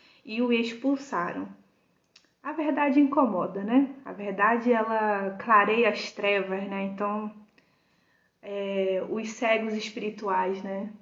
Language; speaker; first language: Portuguese; native; Portuguese